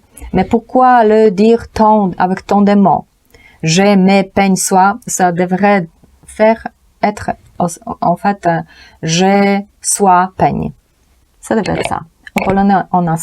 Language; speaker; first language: French; non-native, fluent; Polish